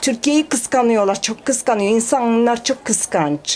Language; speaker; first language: Turkish; early bilingual, heritage; Turkish